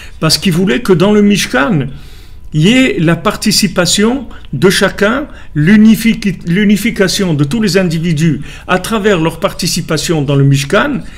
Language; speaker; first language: French; native; French